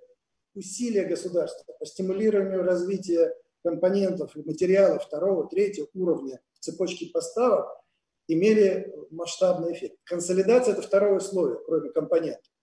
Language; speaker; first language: Russian; native; Russian